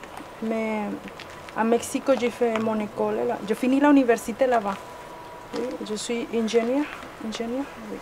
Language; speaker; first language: French; non-native, learner; Spanish